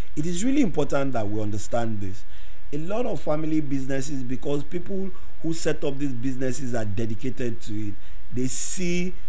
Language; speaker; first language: English; non-native, local second language; Yoruba